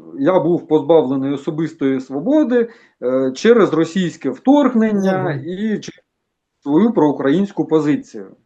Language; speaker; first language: Ukrainian; non-native, local second language; Russian